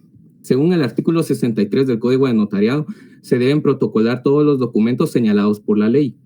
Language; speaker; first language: Spanish; native; Spanish